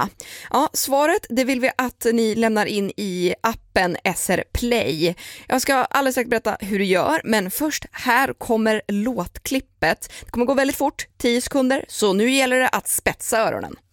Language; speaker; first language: Swedish; native; Swedish